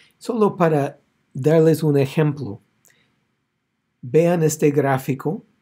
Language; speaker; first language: Spanish; non-native, fluent; English